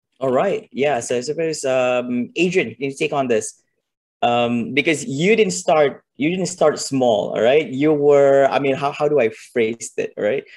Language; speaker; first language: English; non-native, local second language; Malay